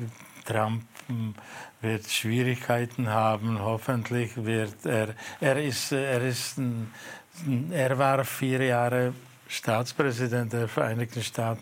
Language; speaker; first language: German; non-native, fluent; Czech